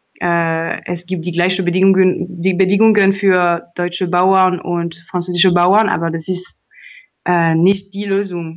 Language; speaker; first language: German; non-native, learner; French